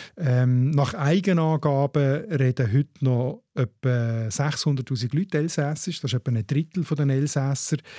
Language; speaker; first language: German; native; German